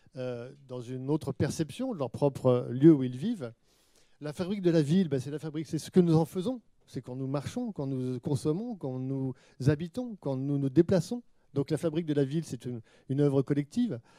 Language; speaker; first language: French; native; French